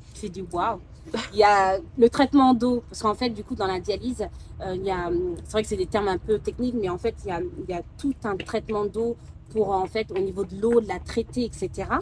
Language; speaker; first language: French; early bilingual, other home language; Soninke